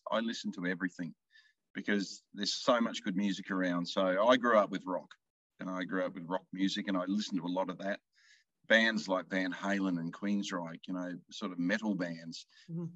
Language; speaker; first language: English; native; English